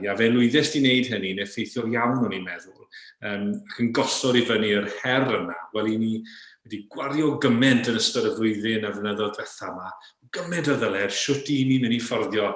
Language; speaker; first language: Welsh; native; Welsh